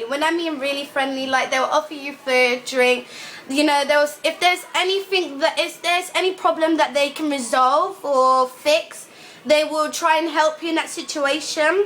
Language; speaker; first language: English; early bilingual, other home language; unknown